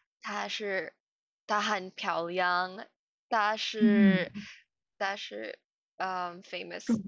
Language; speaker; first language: Chinese; non-native, learner; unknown